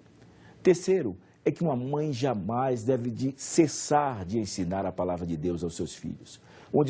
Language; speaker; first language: Portuguese; native; Portuguese